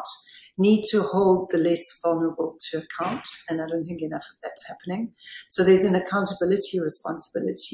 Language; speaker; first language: English; native; English